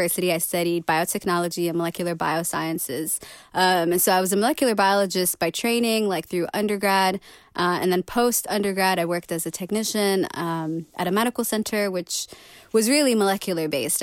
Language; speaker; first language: English; native; English